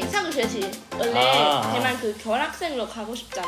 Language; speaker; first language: Korean; non-native, learner; Chinese